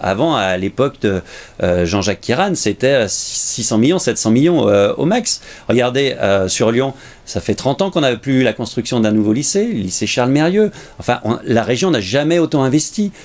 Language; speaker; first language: French; native; French